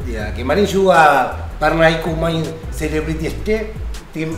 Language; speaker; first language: Indonesian; non-native, learner; Spanish